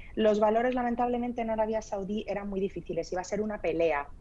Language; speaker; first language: Spanish; early bilingual, other home language; Arabic